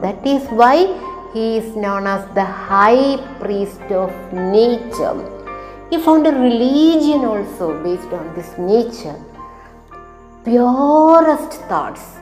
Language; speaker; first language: English; non-native, local second language; Malayalam